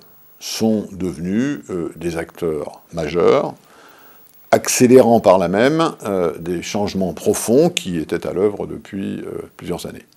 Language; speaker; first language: French; native; French